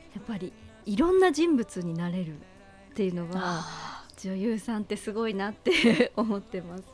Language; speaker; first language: Japanese; native; Japanese